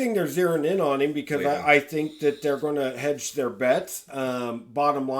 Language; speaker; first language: English; native; English